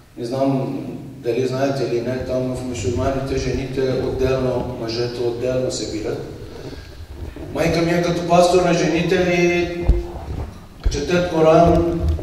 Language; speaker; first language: Bulgarian; non-native, learner; Persian